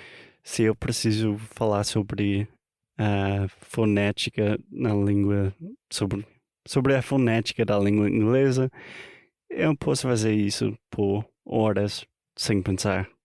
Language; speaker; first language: Portuguese; non-native, fluent; English